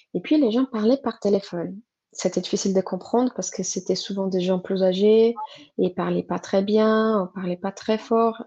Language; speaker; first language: French; non-native, fluent; Portuguese